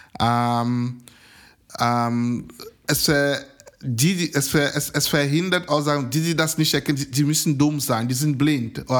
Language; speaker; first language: German; non-native, fluent; French